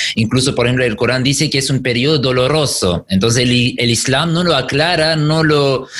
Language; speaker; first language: Spanish; non-native, fluent; German